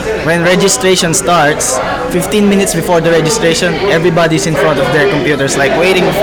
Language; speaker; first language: English; non-native, local second language; Pampanga